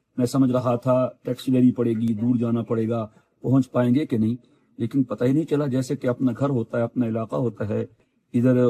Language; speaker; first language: Urdu; native; Urdu